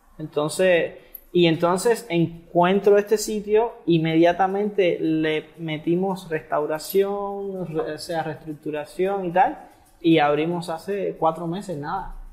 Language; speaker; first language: Spanish; native; Spanish